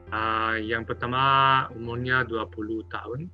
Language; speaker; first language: Indonesian; non-native, learner; French